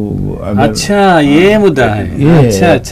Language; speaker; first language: Hindi; native; Hindi